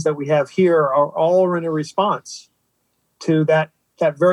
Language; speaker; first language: English; native; English